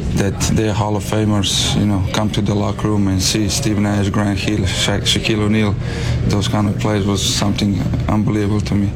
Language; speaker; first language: English; non-native, fluent; Slovenian